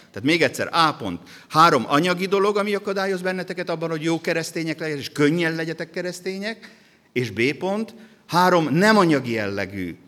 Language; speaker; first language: Hungarian; native; Hungarian